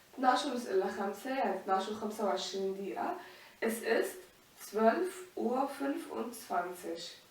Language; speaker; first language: Arabic; native; Arabic